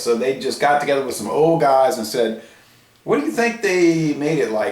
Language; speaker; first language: English; native; English